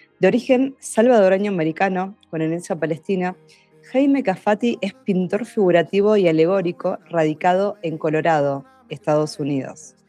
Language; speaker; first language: Spanish; native; Spanish